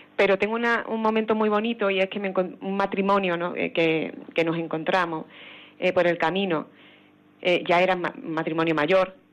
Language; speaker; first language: Spanish; native; Spanish